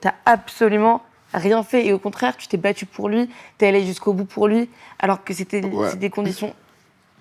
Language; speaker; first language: French; native; French